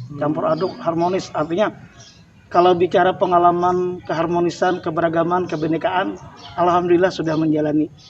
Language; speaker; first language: Indonesian; non-native, local second language; Banjar